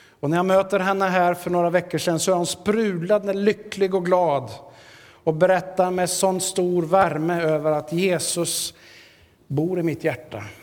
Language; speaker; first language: Swedish; native; Swedish